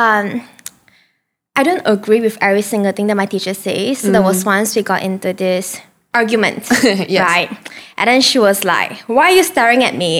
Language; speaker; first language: English; non-native, local second language; Chinese